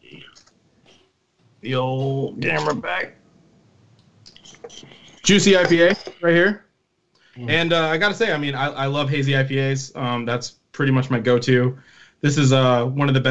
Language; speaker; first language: English; native; English